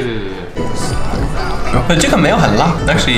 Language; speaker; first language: Chinese; non-native, fluent; English